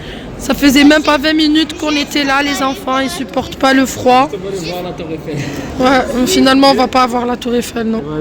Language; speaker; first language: French; native; French